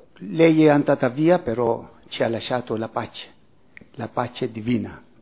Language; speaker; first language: Italian; non-native, fluent; Greek